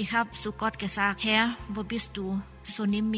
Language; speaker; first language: German; non-native, learner; Thai